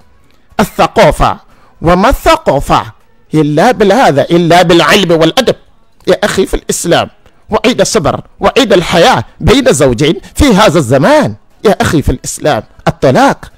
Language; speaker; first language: Arabic; non-native, learner; Yoruba